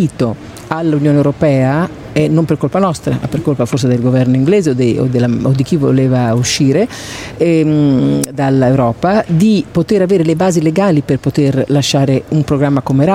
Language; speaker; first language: Italian; native; Italian